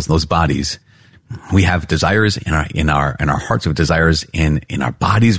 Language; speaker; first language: English; native; English